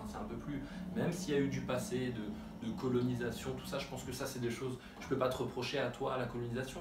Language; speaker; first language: French; early bilingual, other home language; Arabic